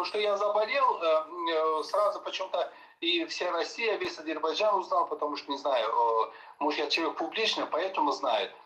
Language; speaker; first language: Russian; non-native, local second language; Azerbaijani